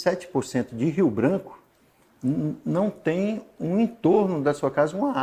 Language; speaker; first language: Portuguese; native; Portuguese